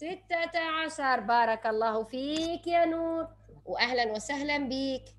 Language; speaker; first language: Arabic; native; Arabic